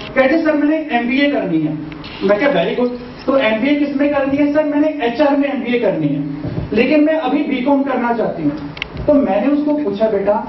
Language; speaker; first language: Hindi; non-native, local second language; Punjabi